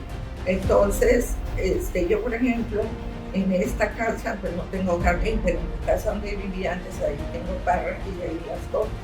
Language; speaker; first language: Spanish; non-native, fluent; Arabic